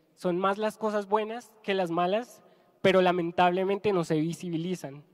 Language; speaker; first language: Spanish; native; Spanish